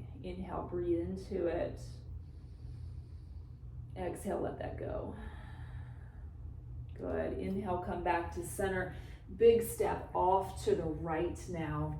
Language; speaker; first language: English; native; English